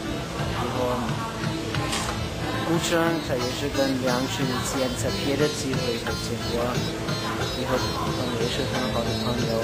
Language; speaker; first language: Chinese; non-native, fluent; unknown